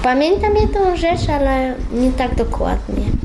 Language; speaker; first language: Polish; early bilingual, heritage; Polish